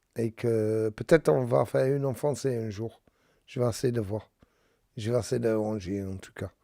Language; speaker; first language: French; non-native, learner; English